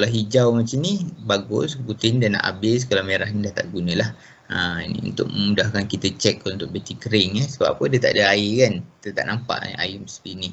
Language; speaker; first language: Malay; native; Malay